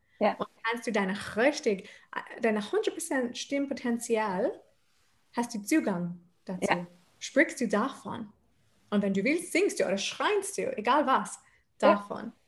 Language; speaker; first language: German; non-native, fluent; English